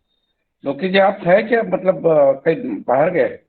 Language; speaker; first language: Hindi; native; Hindi